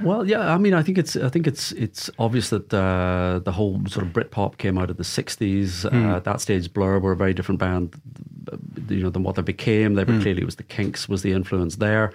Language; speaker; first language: English; native; English